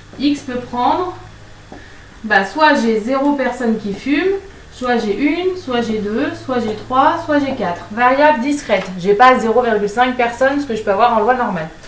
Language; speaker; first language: French; native; French